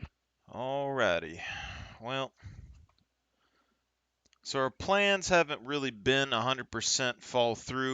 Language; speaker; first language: English; native; English